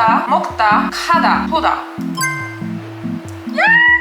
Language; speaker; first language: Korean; non-native, learner; English